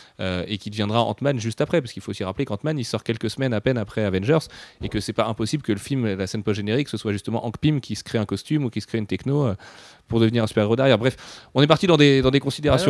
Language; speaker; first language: French; native; French